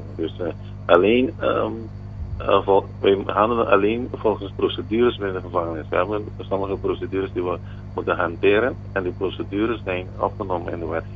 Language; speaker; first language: Dutch; non-native, local second language; Papiamento